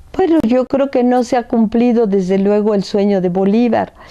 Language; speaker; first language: Spanish; early bilingual, other home language; French